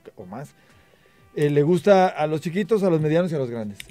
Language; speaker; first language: Spanish; native; Spanish